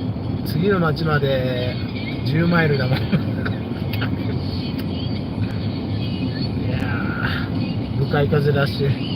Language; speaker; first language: Japanese; native; Japanese